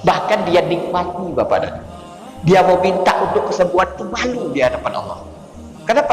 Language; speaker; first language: Indonesian; native; Indonesian